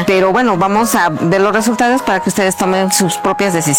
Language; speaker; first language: Spanish; native; Spanish